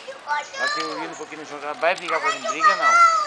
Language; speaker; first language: Portuguese; native; Portuguese